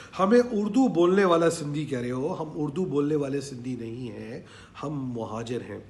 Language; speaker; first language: Urdu; native; Urdu